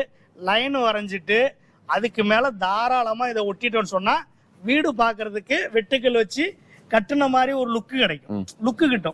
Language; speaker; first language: Tamil; native; Tamil